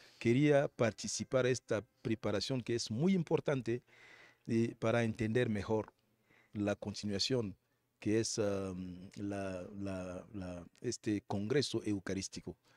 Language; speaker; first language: Spanish; non-native, fluent; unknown